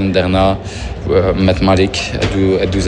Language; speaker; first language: Dutch; non-native, fluent; French